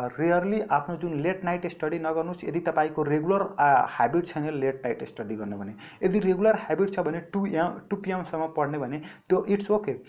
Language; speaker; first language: Nepali; non-native, local second language; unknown